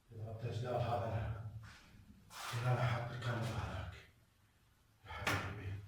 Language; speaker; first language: Arabic; native; Arabic